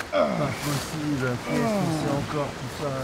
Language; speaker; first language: French; non-native, local second language; Italian